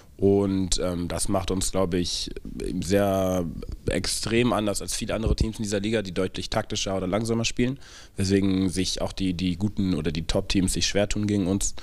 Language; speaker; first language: German; native; German